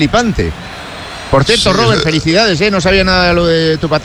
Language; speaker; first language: Spanish; native; Spanish